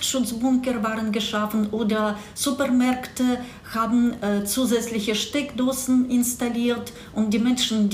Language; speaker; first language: German; non-native, fluent; Russian